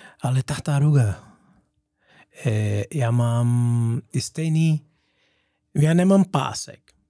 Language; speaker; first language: Czech; non-native, learner; Portuguese